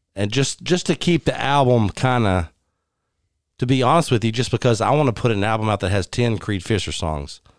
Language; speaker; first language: English; native; English